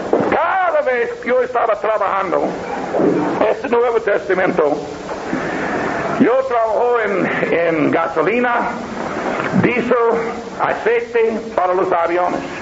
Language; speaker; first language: Spanish; non-native, learner; English